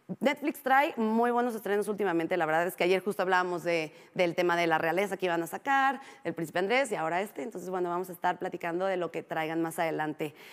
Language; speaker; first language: Spanish; native; Spanish